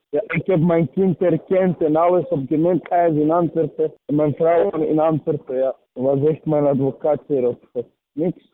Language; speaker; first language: Dutch; early bilingual, other home language; Serbian